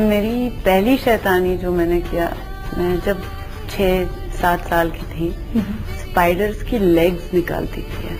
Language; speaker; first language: Hindi; non-native, local second language; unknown